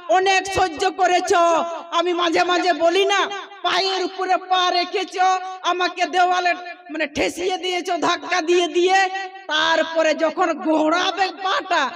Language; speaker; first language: Bangla; non-native, local second language; Santali